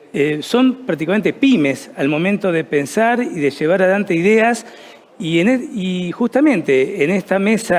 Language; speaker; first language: Spanish; native; Spanish